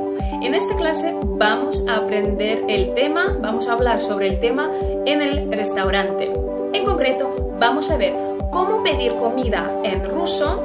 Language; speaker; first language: Spanish; non-native, fluent; Russian